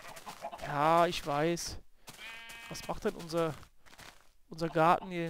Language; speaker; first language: German; native; German